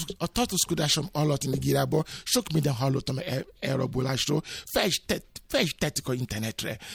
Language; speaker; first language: Hungarian; non-native, learner; Yoruba